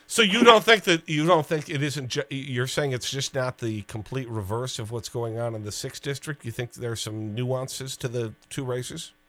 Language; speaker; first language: English; native; English